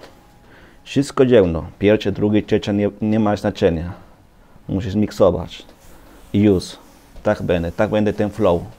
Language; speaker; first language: Polish; non-native, learner; Spanish